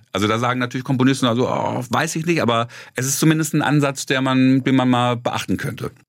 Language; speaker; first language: German; native; German